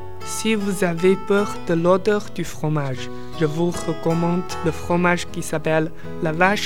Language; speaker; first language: French; non-native, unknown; Chinese